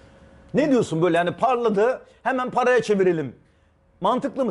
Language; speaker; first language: Turkish; native; Turkish